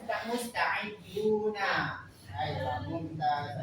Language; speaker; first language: Arabic; non-native, learner; Malay